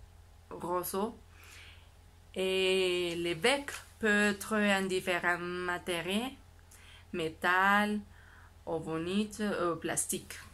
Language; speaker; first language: French; non-native, learner; Spanish